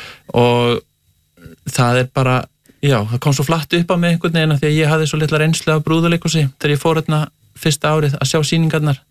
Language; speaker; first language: Icelandic; native; Icelandic